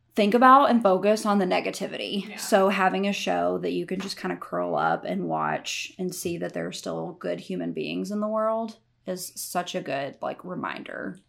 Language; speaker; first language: English; native; English